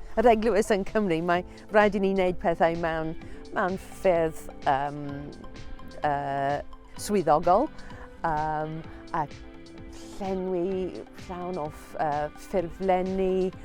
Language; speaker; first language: Welsh; non-native, fluent; English